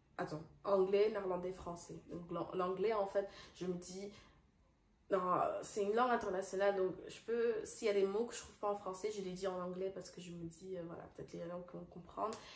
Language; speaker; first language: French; non-native, fluent; Dutch